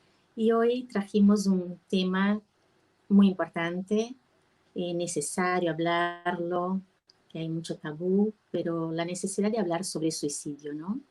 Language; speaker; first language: Spanish; non-native, fluent; Portuguese